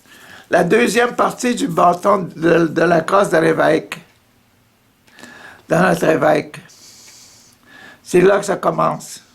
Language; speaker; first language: French; native; French